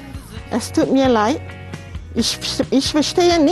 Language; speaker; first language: German; non-native, fluent; Malay